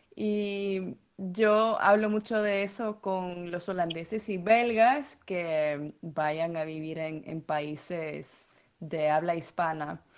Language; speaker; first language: Spanish; non-native, fluent; Dutch